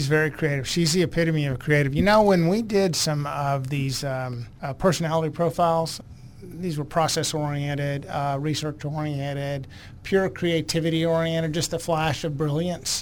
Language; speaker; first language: English; native; English